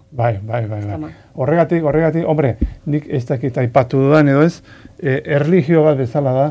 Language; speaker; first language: Basque; non-native, local second language; Spanish